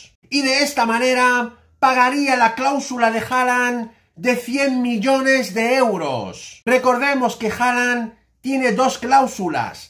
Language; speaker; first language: Spanish; native; Spanish